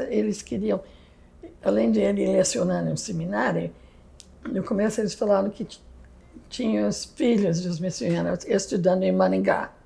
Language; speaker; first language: Portuguese; non-native, fluent; English